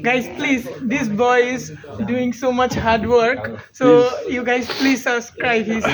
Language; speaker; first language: English; non-native, learner; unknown